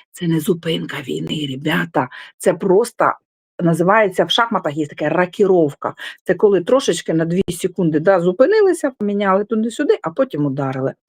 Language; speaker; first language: Ukrainian; non-native, local second language; Russian